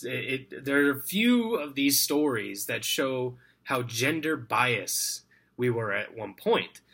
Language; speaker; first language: English; native; English